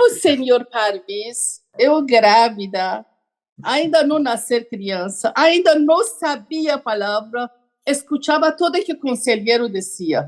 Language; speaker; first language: Portuguese; non-native, learner; Persian